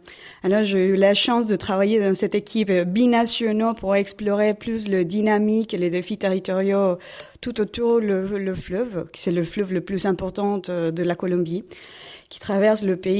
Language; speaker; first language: French; non-native, fluent; Spanish